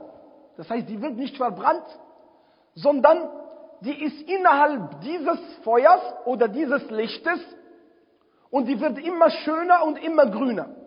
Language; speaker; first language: German; non-native, fluent; Arabic